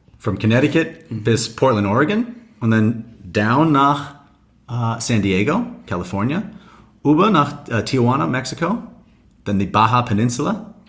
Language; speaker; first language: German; non-native, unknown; English